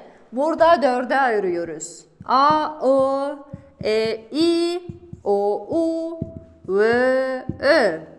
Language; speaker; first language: Turkish; non-native, fluent; Kazakh